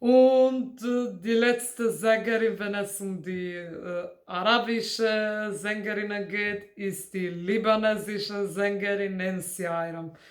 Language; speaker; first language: German; non-native, fluent; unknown